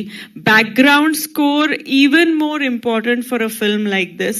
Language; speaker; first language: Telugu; non-native, local second language; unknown